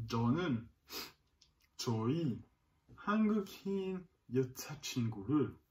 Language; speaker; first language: Korean; non-native, learner; French